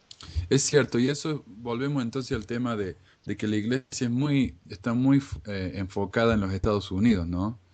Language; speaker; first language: Spanish; non-native, fluent; Portuguese